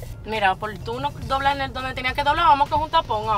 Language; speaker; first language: Spanish; native; Spanish